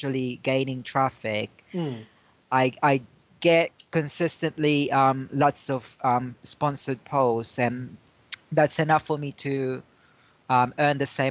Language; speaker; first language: English; non-native, local second language; Filipino